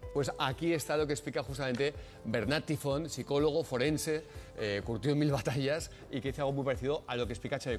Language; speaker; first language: Spanish; native; Spanish